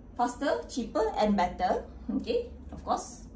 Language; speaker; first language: English; non-native, local second language; Malay